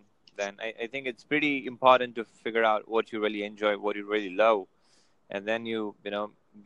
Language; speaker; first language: English; non-native, local second language; Gujarati